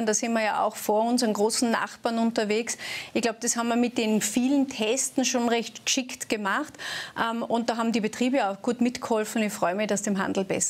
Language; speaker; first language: German; native; German